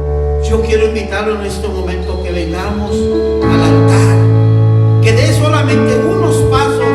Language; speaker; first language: Spanish; native; Spanish